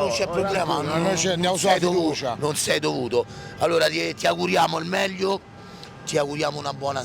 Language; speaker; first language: Italian; native; Italian